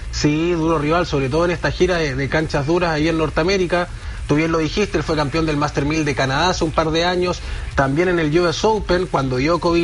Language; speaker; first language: Spanish; native; Spanish